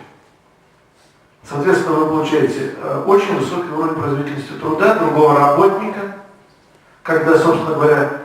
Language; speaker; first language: Russian; native; Russian